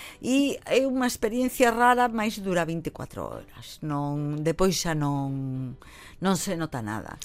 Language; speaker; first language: Galician; native; Galician